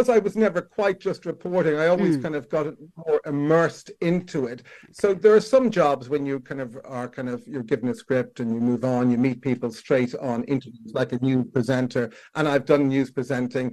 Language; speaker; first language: English; native; English